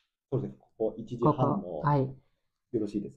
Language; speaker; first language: Japanese; native; Japanese